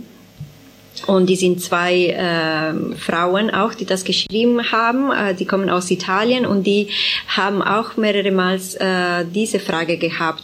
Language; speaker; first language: German; non-native, fluent; Italian